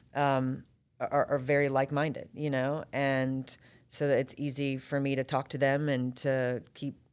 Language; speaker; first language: English; native; English